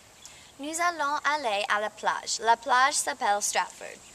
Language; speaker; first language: French; non-native, learner; English